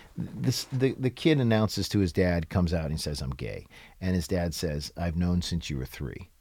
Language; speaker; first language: English; native; English